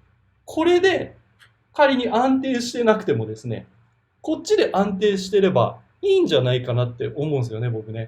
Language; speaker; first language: Japanese; native; Japanese